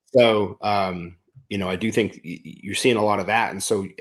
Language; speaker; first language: English; native; English